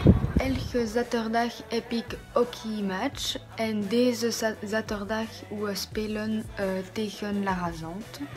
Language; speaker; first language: Dutch; non-native, learner; French